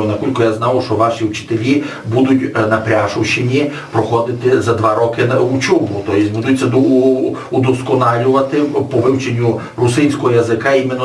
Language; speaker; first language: Ukrainian; native; Ukrainian